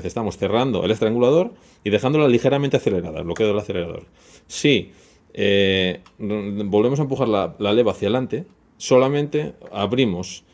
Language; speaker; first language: Spanish; native; Spanish